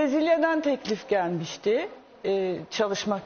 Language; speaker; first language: Turkish; non-native, fluent; English